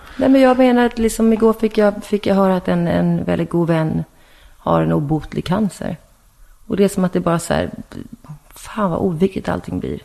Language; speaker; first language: Swedish; native; Swedish